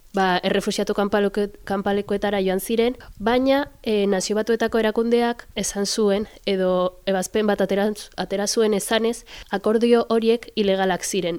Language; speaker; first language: Basque; non-native, fluent; Arabic